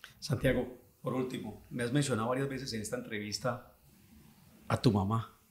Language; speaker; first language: Spanish; native; Spanish